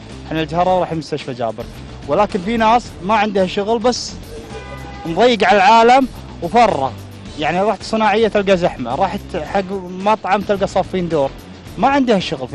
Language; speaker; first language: Arabic; native; Arabic